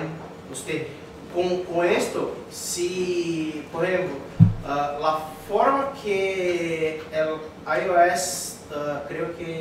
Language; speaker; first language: Spanish; non-native, learner; Portuguese